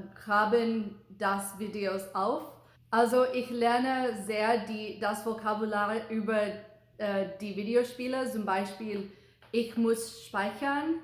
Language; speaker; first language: German; non-native, learner; English